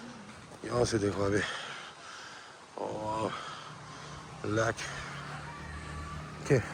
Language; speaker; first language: Hindi; non-native, local second language; Tibetan